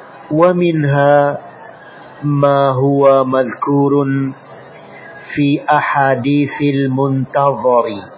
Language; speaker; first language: Arabic; non-native, fluent; Indonesian